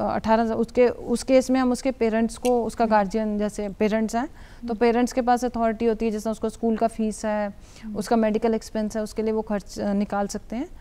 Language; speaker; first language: Hindi; native; Hindi